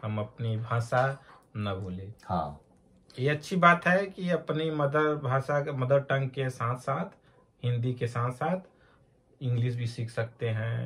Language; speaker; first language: Hindi; native; Hindi